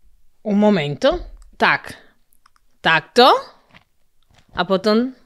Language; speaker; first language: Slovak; non-native, learner; Spanish